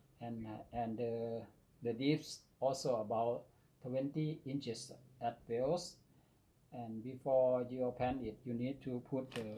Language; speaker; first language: English; non-native, learner; Thai